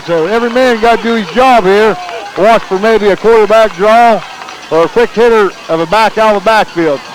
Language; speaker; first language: English; native; English